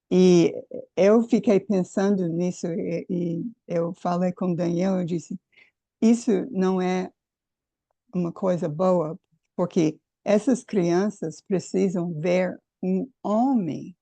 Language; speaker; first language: Portuguese; non-native, fluent; English